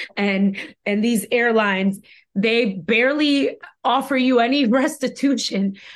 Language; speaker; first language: English; early bilingual, other home language; Spanish